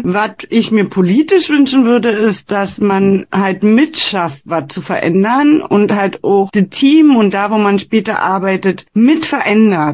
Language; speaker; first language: German; native; German